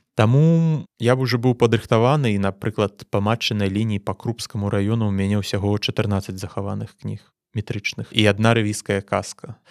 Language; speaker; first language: Belarusian; non-native, local second language; Russian